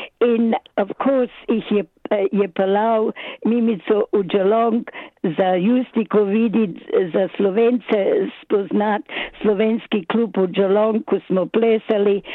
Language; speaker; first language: Slovenian; early bilingual, other home language; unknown